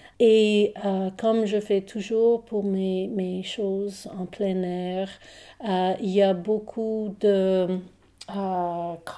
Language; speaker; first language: French; non-native, local second language; English